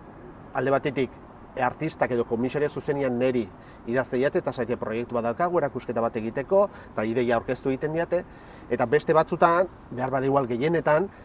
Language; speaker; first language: Basque; native; Basque